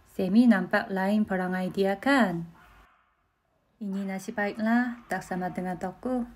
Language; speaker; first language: Malay; non-native, learner; Korean